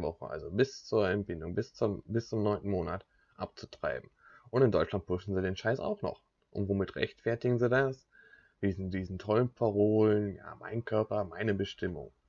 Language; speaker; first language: German; native; German